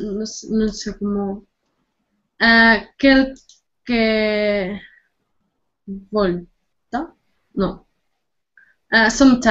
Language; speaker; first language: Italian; non-native, learner; Spanish